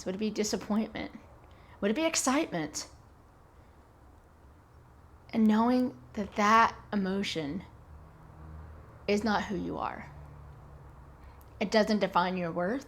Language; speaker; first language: English; native; English